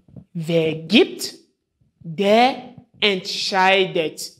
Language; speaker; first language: German; non-native, fluent; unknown